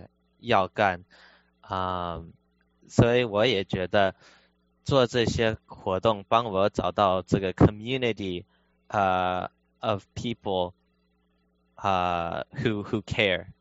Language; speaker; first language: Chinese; early bilingual, heritage; Chinese